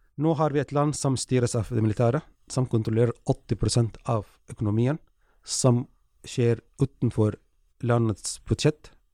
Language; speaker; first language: Norwegian; non-native, fluent; Arabic